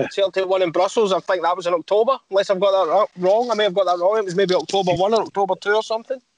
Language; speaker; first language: English; native; English